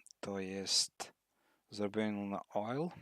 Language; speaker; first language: Polish; non-native, learner; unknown